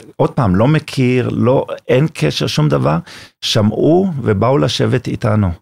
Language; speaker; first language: Hebrew; non-native, fluent; German